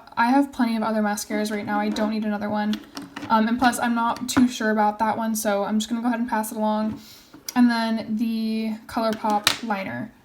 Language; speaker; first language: English; native; English